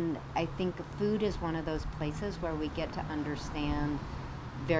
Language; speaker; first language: English; native; English